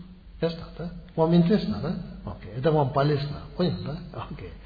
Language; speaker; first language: Russian; non-native, learner; Tibetan